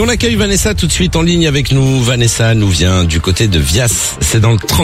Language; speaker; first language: French; native; French